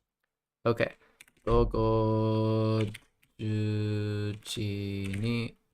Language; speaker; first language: Japanese; non-native, learner; English